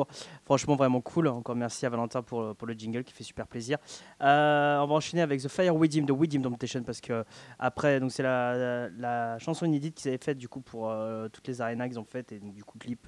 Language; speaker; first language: French; native; French